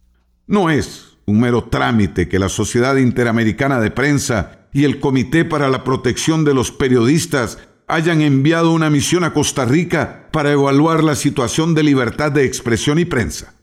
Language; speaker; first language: Spanish; native; Spanish